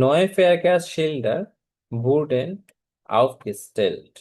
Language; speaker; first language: German; non-native, fluent; Bangla